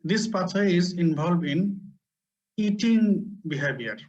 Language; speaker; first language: English; non-native, local second language; Bangla